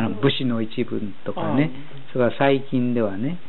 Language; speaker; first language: Japanese; native; Japanese